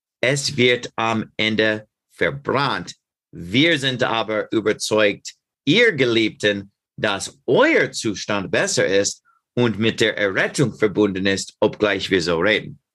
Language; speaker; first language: German; non-native, learner; English